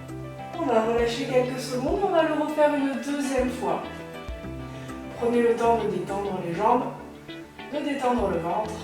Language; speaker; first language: French; native; French